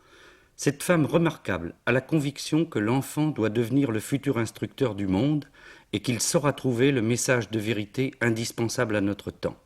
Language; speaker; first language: French; native; French